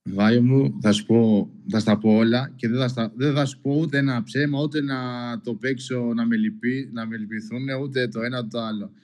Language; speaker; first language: Greek; non-native, local second language; Albanian